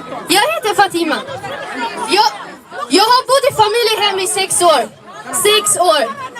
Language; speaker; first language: Swedish; early bilingual, other home language; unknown